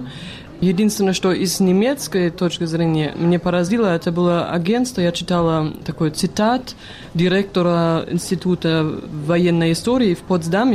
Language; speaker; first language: Russian; non-native, fluent; German